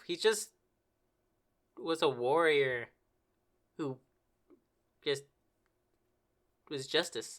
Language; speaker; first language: English; native; English